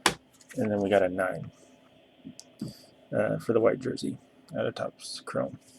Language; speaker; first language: English; native; English